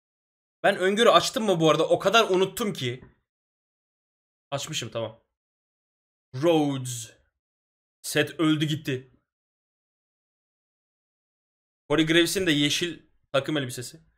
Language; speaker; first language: Turkish; native; Turkish